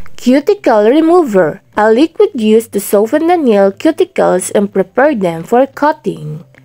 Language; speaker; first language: English; non-native, local second language; Filipino